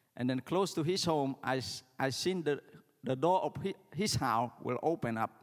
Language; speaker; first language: English; non-native, learner; Khmer